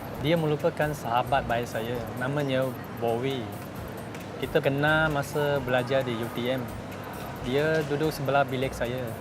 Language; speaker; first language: Malay; non-native, local second language; Chinese